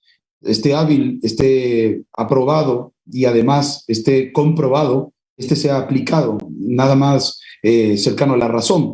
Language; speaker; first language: Spanish; native; Spanish